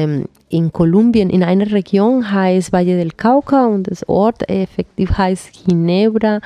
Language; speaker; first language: German; non-native, fluent; Spanish